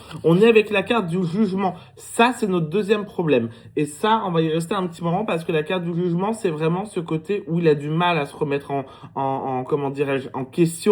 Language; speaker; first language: French; native; French